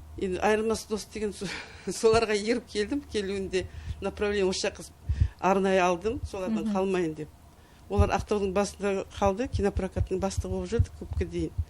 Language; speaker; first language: Kazakh; non-native, local second language; Uyghur